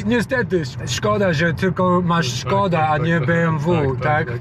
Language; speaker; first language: Polish; non-native, learner; English